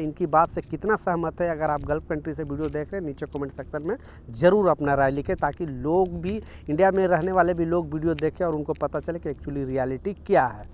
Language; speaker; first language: Hindi; native; Hindi